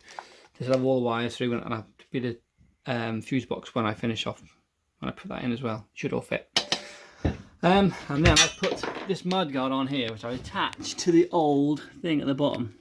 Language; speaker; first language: English; native; English